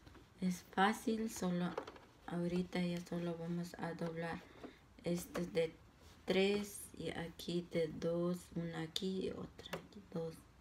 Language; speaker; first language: Spanish; non-native, local second language; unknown